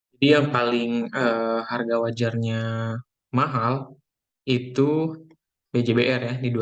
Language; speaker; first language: Indonesian; native; Indonesian